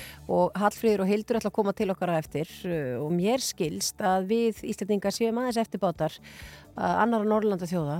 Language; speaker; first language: Icelandic; native; Icelandic